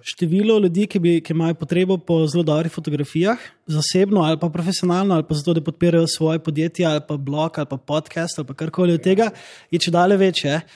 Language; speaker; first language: Slovenian; native; Slovenian